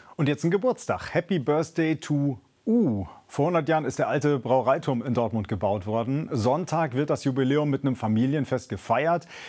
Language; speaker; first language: German; native; German